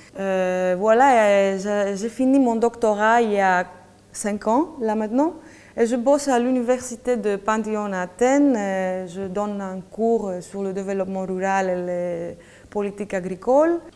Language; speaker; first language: French; non-native, fluent; Greek